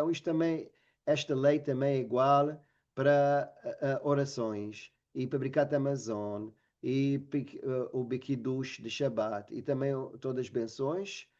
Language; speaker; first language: Portuguese; non-native, fluent; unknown